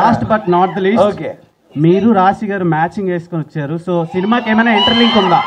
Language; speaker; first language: Telugu; native; Telugu